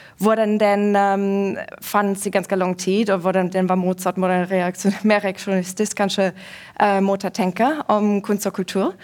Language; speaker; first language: Norwegian; non-native, fluent; German